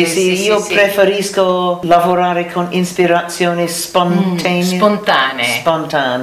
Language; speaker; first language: Italian; non-native, learner; English